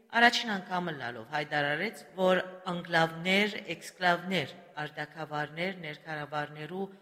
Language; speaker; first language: Armenian; early bilingual, heritage; Armenian